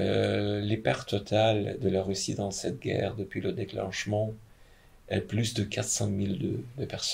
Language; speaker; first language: French; non-native, fluent; Ukrainian